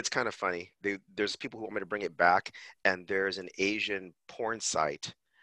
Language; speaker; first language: English; native; English